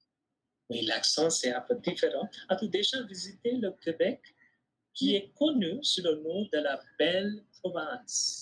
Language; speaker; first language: French; non-native, fluent; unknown